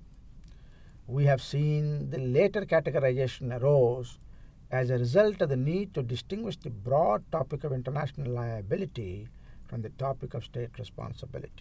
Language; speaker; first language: English; non-native, local second language; Telugu